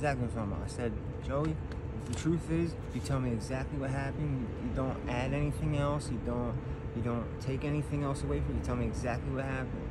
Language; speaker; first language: English; native; English